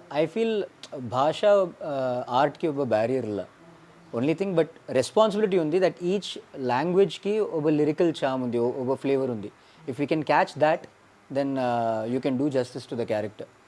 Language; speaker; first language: Telugu; non-native, local second language; Malayalam